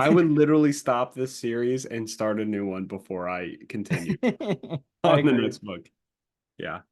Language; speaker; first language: English; native; English